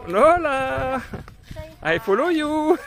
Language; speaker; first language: English; non-native, learner; French